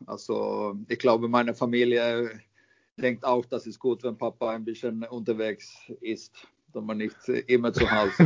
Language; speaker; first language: German; non-native, fluent; Swedish